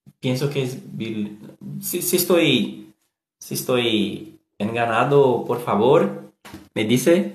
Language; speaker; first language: Spanish; non-native, learner; Portuguese